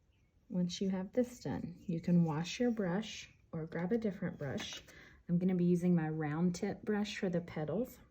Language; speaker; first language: English; native; English